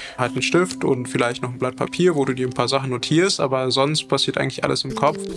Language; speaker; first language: German; early bilingual, other home language; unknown